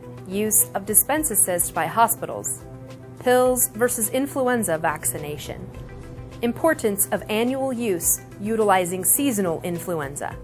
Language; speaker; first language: English; native; English